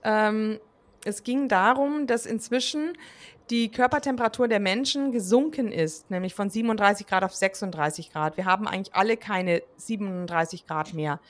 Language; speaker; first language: German; native; German